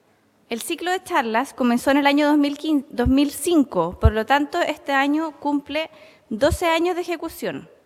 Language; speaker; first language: Spanish; native; Spanish